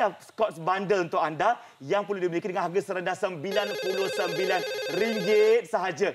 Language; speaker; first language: Malay; native; Malay